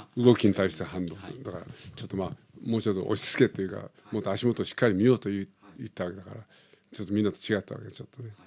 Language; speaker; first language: Japanese; early bilingual, other home language; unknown